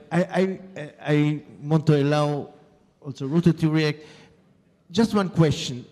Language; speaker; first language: English; non-native, fluent; Hebrew